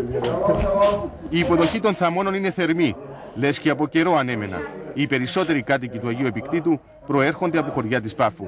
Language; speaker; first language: Greek; native; Greek